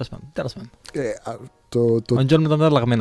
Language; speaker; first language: Greek; native; Greek